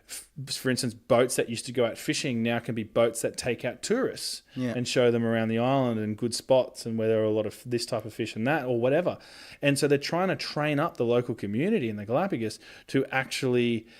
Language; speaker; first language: English; native; English